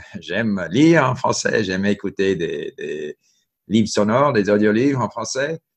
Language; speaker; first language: French; non-native, local second language; English